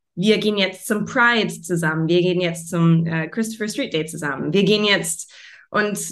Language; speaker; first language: German; early bilingual, heritage; German